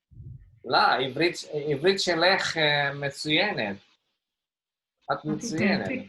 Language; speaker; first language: Hebrew; non-native, fluent; Indonesian